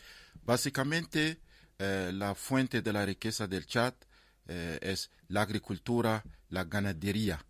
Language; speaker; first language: Spanish; non-native, fluent; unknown